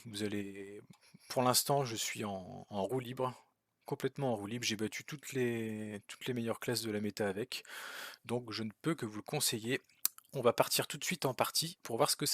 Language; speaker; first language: French; native; French